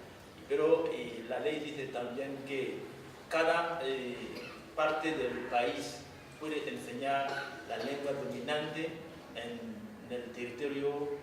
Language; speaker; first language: Spanish; non-native, fluent; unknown